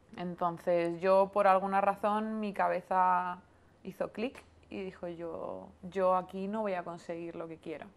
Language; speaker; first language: Spanish; native; Spanish